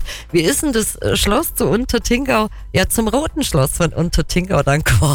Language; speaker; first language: German; native; German